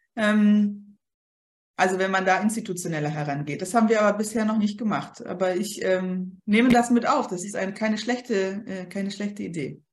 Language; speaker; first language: German; early bilingual, other home language; Polish